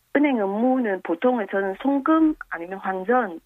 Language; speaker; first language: Korean; non-native, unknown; Vietnamese